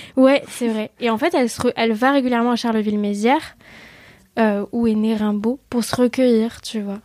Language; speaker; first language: French; early bilingual, other home language; Vietnamese